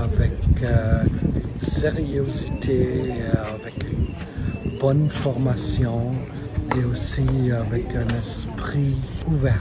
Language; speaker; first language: French; non-native, fluent; German